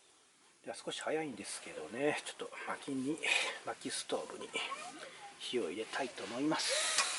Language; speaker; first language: Japanese; native; Japanese